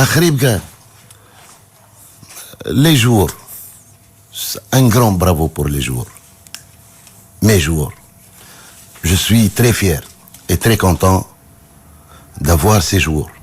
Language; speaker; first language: French; non-native, local second language; Arabic